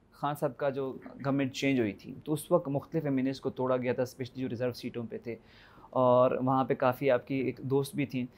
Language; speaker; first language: Urdu; native; Urdu